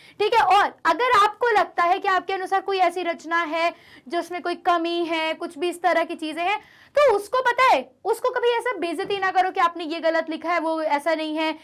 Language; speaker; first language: Hindi; native; Hindi